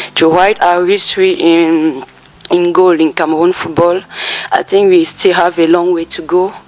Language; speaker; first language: English; non-native, local second language; French